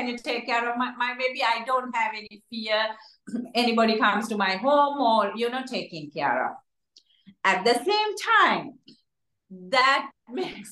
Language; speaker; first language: English; non-native, local second language; Sinhala